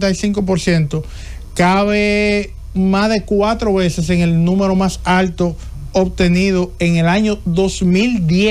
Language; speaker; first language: Spanish; native; Spanish